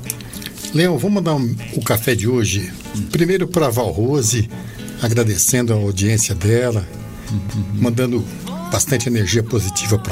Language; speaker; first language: Portuguese; native; Portuguese